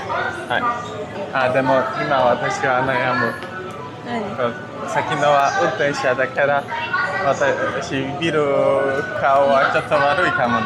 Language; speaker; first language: Japanese; non-native, learner; Polish